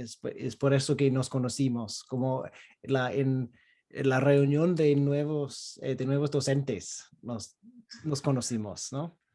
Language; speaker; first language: Spanish; non-native, fluent; English